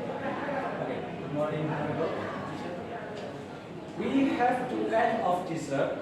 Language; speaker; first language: English; non-native, learner; Indonesian